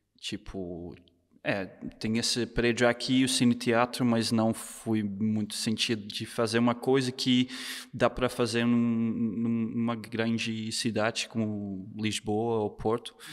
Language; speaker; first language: Portuguese; non-native, fluent; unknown